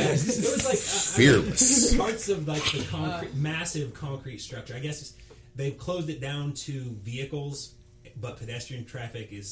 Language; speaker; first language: English; native; English